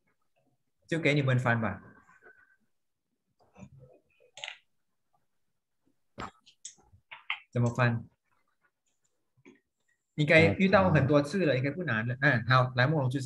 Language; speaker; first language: Chinese; non-native, fluent; Thai